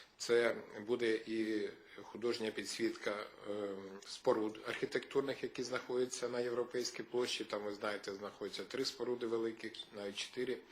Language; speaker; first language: Ukrainian; native; Ukrainian